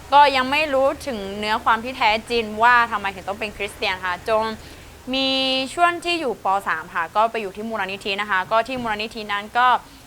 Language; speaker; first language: Thai; non-native, local second language; Akha